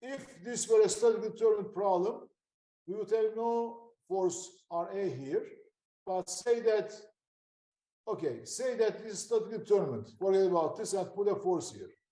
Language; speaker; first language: English; non-native, fluent; Turkish